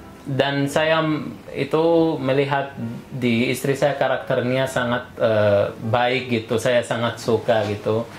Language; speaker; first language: Indonesian; non-native, fluent; Arabic